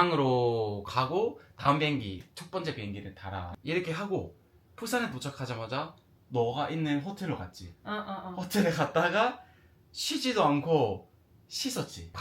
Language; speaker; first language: Korean; non-native, fluent; English